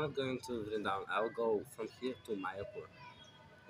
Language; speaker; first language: English; non-native, fluent; Russian